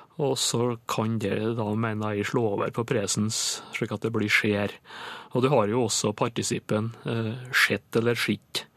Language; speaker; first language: Norwegian; native; Norwegian